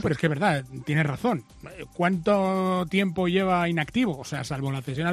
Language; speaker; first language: Spanish; native; Spanish